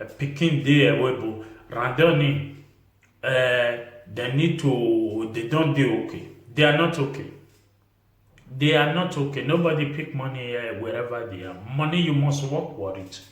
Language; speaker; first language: Nigerian Pidgin; non-native, local second language; Bini